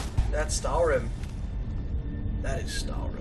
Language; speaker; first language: English; native; English